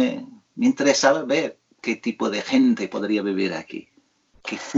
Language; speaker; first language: Spanish; non-native, fluent; English